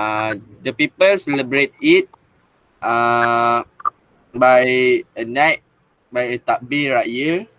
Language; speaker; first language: English; non-native, local second language; Malay